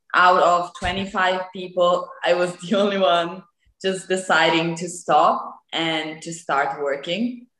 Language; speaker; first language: English; non-native, fluent; Italian